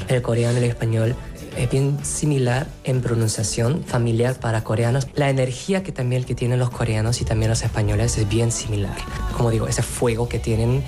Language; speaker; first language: Spanish; non-native, fluent; Korean